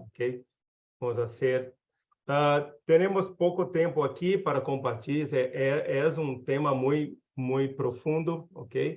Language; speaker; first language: Spanish; non-native, learner; Portuguese